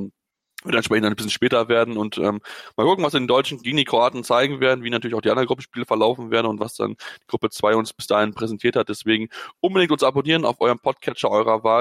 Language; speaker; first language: German; native; German